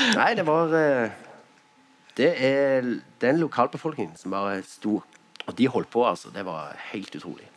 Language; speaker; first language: Norwegian; native; Norwegian